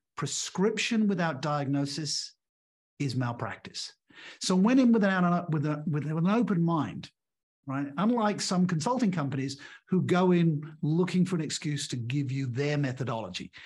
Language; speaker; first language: English; native; English